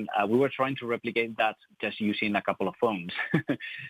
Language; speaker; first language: English; non-native, fluent; Spanish